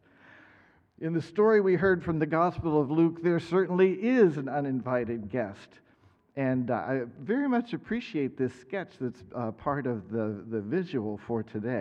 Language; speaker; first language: English; native; English